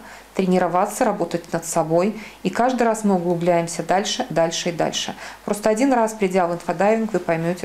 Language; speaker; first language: Russian; native; Russian